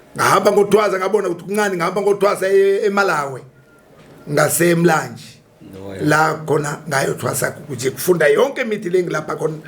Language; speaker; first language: Zulu; non-native, local second language; Tsonga